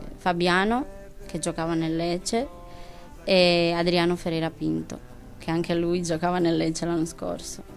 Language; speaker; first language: Italian; non-native, fluent; Romanian